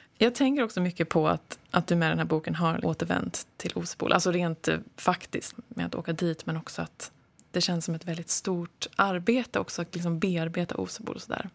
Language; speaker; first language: Swedish; native; Swedish